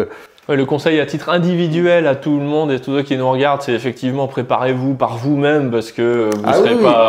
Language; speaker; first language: French; native; French